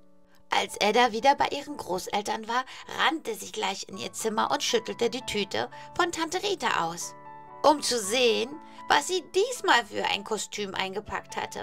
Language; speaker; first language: German; native; German